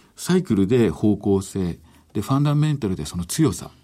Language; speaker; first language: Japanese; native; Japanese